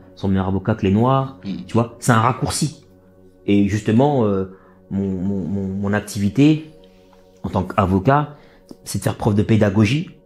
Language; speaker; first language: French; native; French